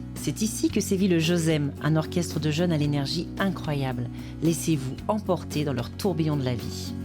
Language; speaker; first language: French; native; French